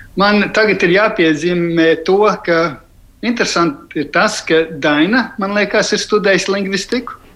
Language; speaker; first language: Latvian; early bilingual, heritage; Latvian